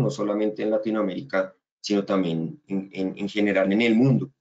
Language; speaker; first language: Spanish; native; Spanish